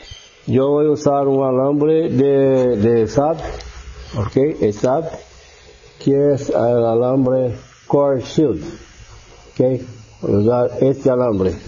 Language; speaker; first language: Spanish; non-native, fluent; Portuguese